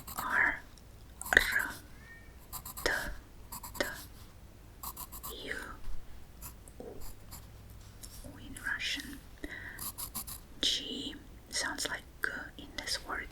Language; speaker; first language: English; non-native, fluent; Russian